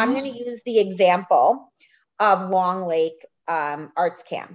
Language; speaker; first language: English; native; English